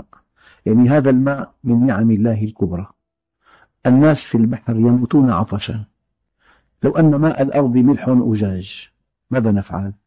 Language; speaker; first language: Arabic; native; Arabic